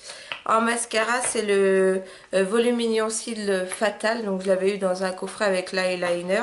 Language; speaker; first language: French; native; French